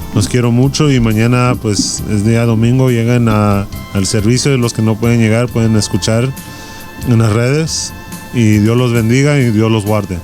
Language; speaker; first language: Spanish; early bilingual, heritage; Spanish